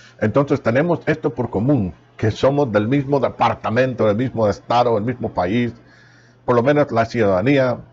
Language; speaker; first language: Spanish; non-native, fluent; English